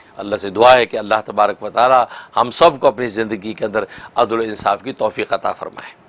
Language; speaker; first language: Urdu; native; Urdu